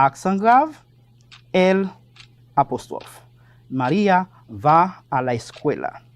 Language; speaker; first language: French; non-native, fluent; Spanish